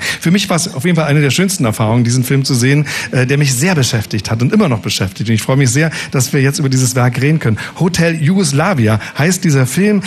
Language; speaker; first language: German; native; German